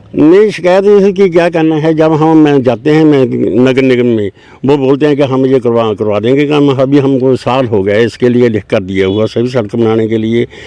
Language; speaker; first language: Hindi; non-native, local second language; Punjabi